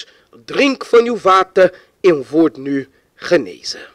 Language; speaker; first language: Dutch; non-native, fluent; Portuguese